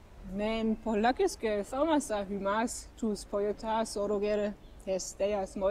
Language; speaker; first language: Greek; non-native, fluent; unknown